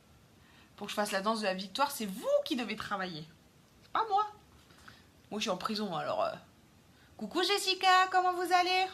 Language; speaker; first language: French; native; French